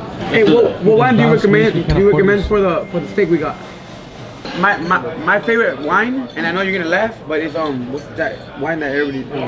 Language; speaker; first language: English; early bilingual, other home language; Spanish